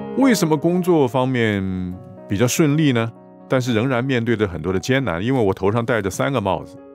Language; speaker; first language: Chinese; non-native, local second language; Cantonese